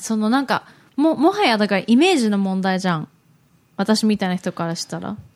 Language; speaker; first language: Japanese; early bilingual, heritage; Japanese